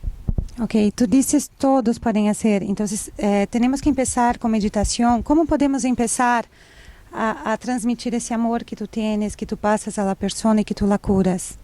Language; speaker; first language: Spanish; non-native, fluent; Portuguese